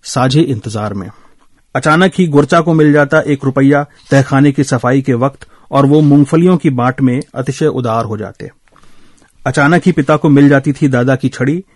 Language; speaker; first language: Hindi; native; Hindi